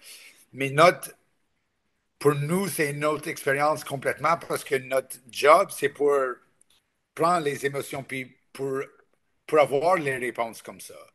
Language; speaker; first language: French; non-native, local second language; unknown